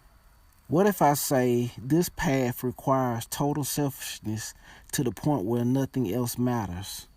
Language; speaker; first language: English; native; English